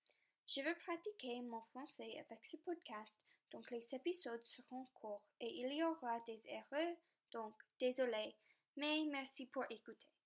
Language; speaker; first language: French; non-native, local second language; English